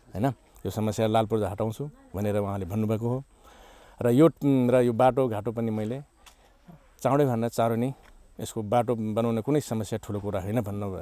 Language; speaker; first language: Nepali; non-native, local second language; Rana Tharu